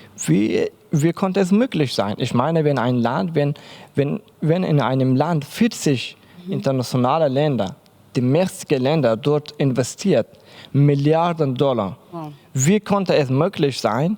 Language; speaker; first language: German; non-native, learner; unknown